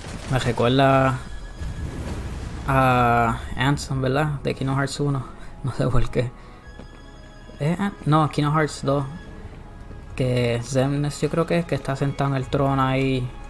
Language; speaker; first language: Spanish; native; Spanish